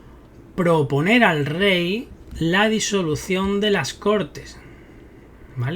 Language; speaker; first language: Spanish; native; Spanish